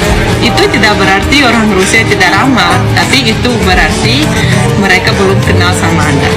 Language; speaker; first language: Indonesian; non-native, fluent; Russian